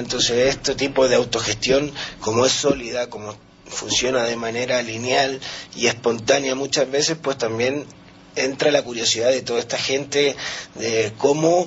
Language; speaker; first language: Spanish; native; Spanish